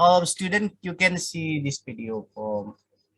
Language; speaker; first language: English; non-native, fluent; Indonesian